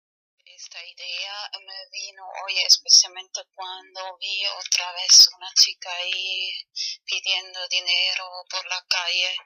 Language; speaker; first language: Spanish; non-native, fluent; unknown